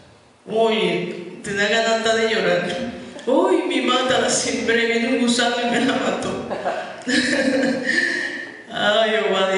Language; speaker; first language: Spanish; native; Spanish